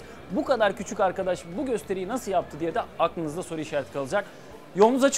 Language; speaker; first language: Turkish; native; Turkish